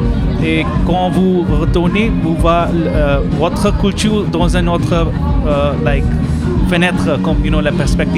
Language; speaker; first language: French; non-native, learner; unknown